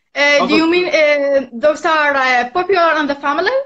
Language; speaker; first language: English; non-native, learner; Arabic